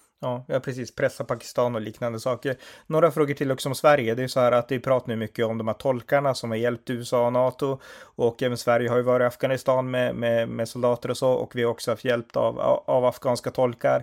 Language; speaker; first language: Swedish; native; Swedish